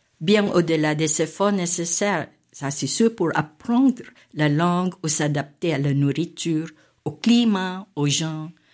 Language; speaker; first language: French; non-native, fluent; Filipino